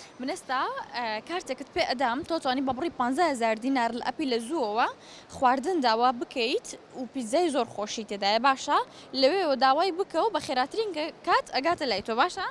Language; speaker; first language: Central Kurdish; native; Central Kurdish